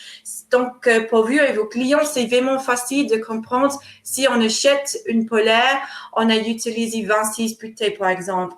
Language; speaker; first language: French; non-native, fluent; English